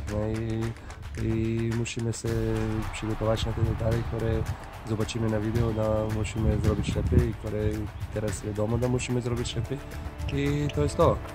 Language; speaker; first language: Polish; non-native, fluent; Slovenian